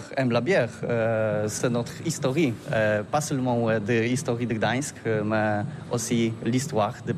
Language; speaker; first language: French; non-native, learner; Polish